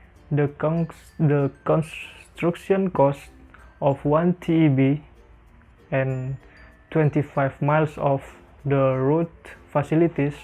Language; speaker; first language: English; non-native, learner; Indonesian